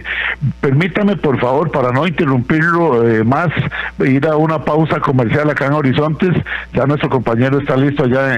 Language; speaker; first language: Spanish; native; Spanish